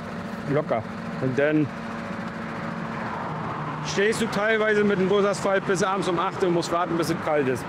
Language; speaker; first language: German; native; German